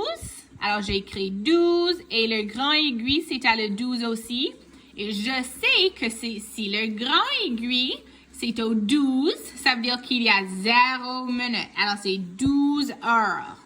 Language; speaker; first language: French; non-native, local second language; English